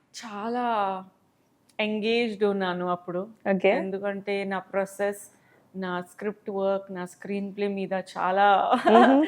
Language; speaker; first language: Telugu; non-native, learner; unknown